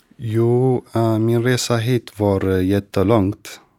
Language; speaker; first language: Swedish; non-native, learner; Tigrinya